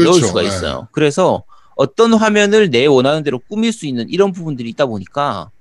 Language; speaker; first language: Korean; native; Korean